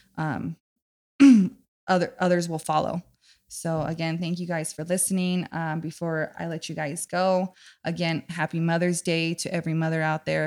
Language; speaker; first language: English; native; English